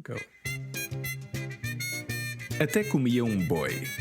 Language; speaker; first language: Portuguese; non-native, fluent; English